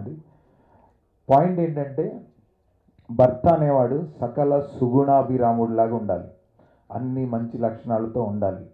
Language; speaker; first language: Telugu; native; Telugu